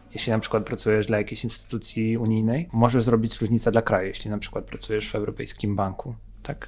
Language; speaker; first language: Polish; non-native, fluent; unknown